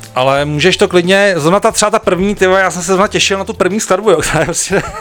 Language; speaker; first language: Czech; native; Czech